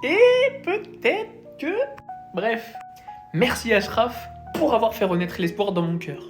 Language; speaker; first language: French; native; French